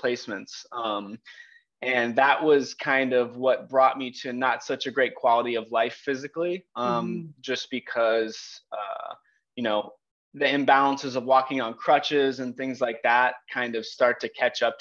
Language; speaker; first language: English; native; English